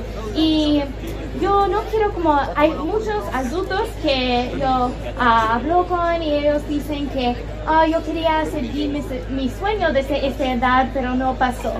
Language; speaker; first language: Spanish; non-native, learner; English